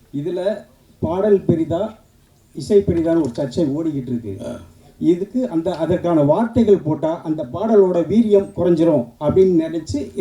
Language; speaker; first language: Tamil; native; Tamil